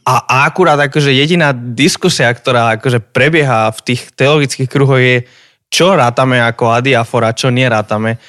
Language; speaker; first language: Slovak; native; Slovak